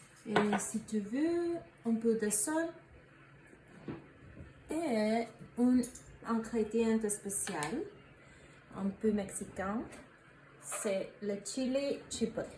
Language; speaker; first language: French; non-native, learner; Spanish